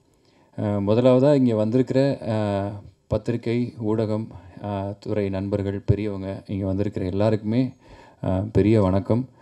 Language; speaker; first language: Tamil; native; Tamil